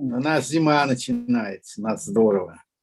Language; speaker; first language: Russian; native; Russian